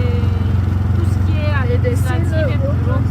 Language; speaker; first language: French; non-native, local second language; Malagasy